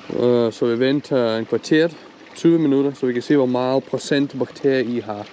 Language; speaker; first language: Danish; non-native, learner; Lithuanian